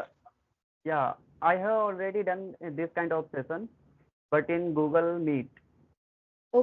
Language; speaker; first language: English; non-native, learner; Hindi